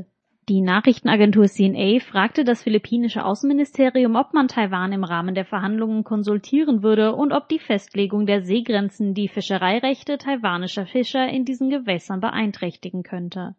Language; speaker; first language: German; native; German